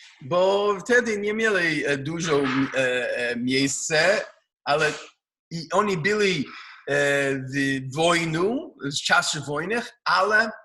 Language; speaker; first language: Polish; non-native, learner; Hebrew